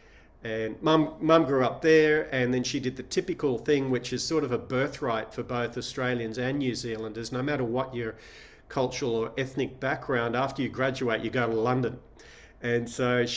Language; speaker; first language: English; native; English